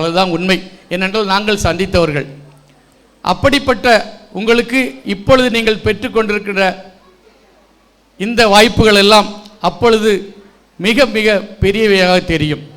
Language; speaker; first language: Tamil; native; Tamil